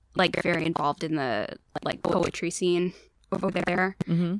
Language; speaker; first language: English; native; English